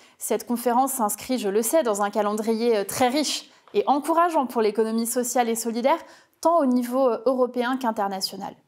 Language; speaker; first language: French; native; French